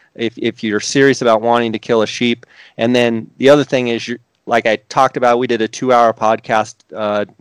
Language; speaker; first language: English; native; English